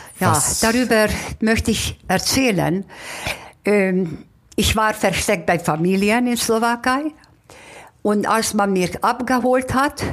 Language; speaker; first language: German; non-native, fluent; Hungarian